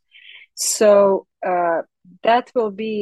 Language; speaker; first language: English; non-native, fluent; Serbian